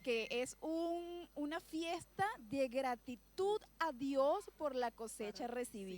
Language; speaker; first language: Spanish; native; Spanish